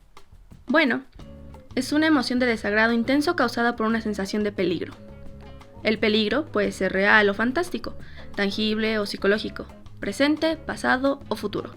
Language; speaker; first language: Spanish; native; Spanish